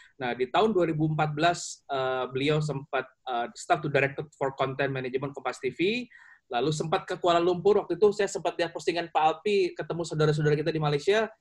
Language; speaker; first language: Indonesian; native; Indonesian